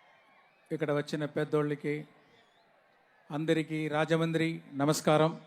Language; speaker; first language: Telugu; non-native, learner; Tamil